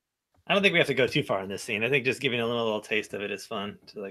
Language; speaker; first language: English; native; English